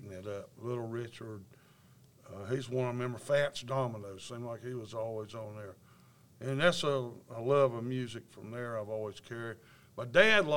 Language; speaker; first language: English; native; English